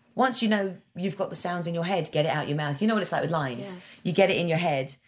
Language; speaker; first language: English; native; English